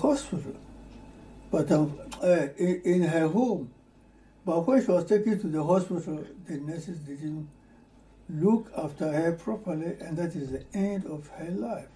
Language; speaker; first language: English; non-native, fluent; Ewe